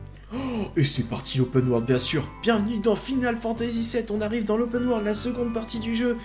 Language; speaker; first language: French; native; French